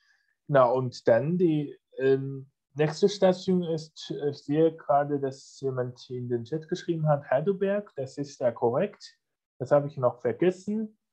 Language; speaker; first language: German; non-native, fluent; Chinese